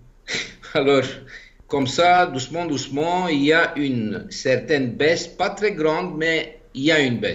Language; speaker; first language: French; non-native, fluent; Greek